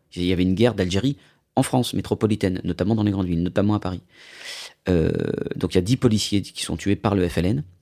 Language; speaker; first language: French; native; French